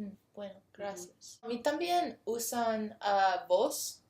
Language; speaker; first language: Spanish; non-native, learner; English